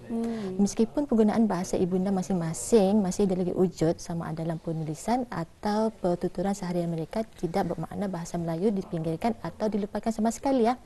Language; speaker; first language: Malay; non-native, local second language; Iban